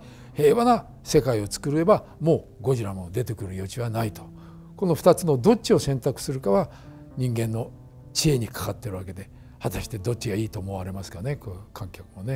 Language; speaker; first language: Japanese; native; Japanese